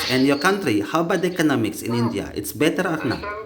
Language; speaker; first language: English; non-native, learner; Indonesian